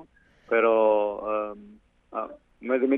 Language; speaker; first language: Italian; non-native, fluent; Spanish